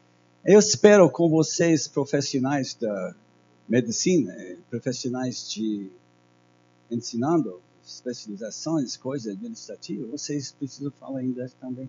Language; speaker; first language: Portuguese; non-native, learner; English